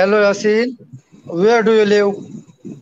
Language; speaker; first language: English; non-native, learner; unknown